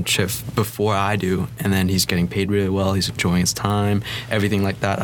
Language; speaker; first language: English; non-native, fluent; Vietnamese